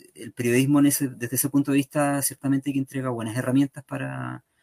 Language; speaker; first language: Spanish; native; Spanish